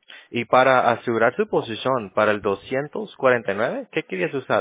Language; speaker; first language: Spanish; early bilingual, heritage; Spanish